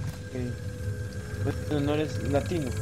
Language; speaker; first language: Spanish; non-native, learner; Portuguese